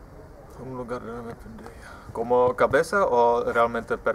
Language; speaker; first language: Spanish; non-native, fluent; Czech